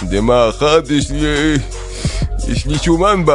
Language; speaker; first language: Hebrew; native; Hebrew